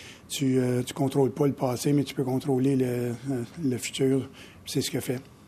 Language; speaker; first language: French; native; French